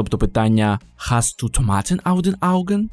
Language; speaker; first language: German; non-native, fluent; Ukrainian